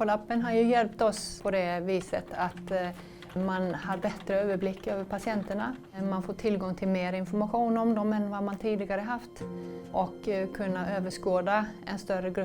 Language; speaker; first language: Swedish; native; Swedish